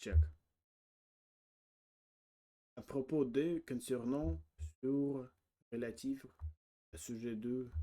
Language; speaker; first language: French; non-native, learner; Russian